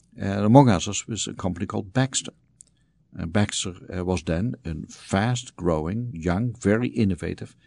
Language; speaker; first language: English; non-native, fluent; Dutch